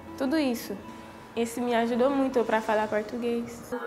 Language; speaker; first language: Portuguese; non-native, learner; Haitian Creole